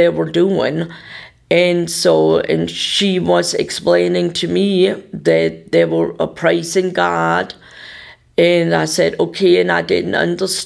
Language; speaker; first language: English; non-native, fluent; German